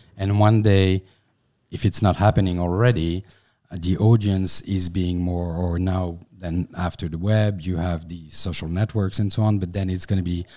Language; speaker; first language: English; non-native, fluent; French